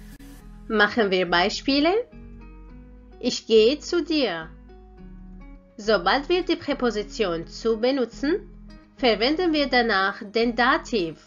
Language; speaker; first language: German; non-native, fluent; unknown